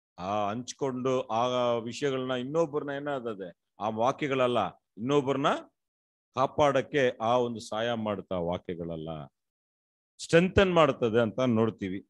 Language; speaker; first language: Kannada; non-native, local second language; Tamil